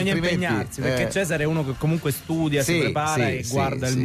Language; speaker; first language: Italian; native; Italian